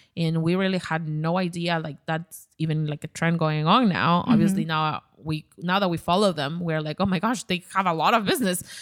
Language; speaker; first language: English; non-native, fluent; Spanish